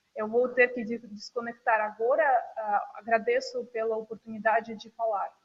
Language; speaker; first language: Portuguese; non-native, fluent; Russian